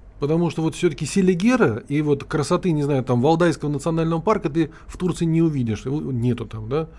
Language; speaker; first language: Russian; native; Russian